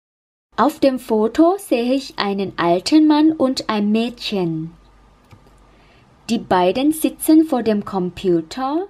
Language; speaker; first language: German; non-native, learner; Thai